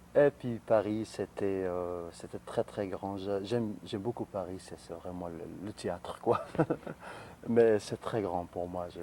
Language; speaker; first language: French; non-native, local second language; Arabic